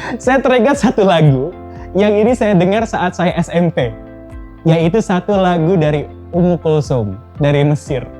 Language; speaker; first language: Indonesian; native; Indonesian